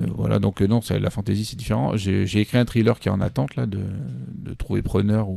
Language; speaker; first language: French; native; French